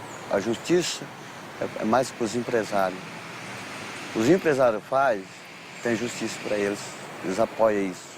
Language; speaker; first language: Portuguese; non-native, local second language; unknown